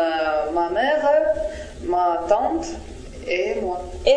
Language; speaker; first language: French; non-native, learner; Russian